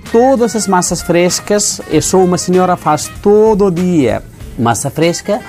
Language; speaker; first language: Portuguese; non-native, learner; Nepali